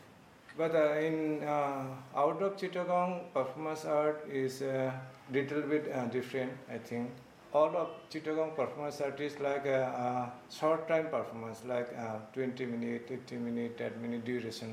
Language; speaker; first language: English; non-native, local second language; Kok Borok